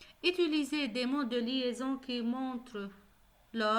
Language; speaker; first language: French; non-native, local second language; Arabic